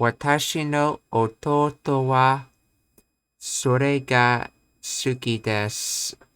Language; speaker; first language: Japanese; non-native, learner; English